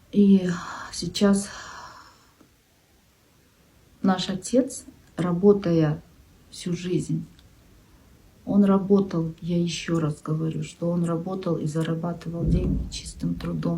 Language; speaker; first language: Russian; non-native, local second language; Kyrgyz